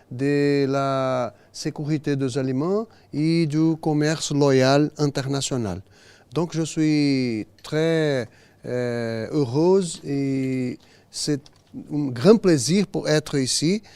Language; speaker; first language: French; non-native, learner; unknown